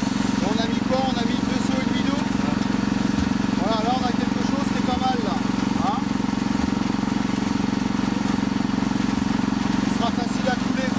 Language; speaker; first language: French; native; French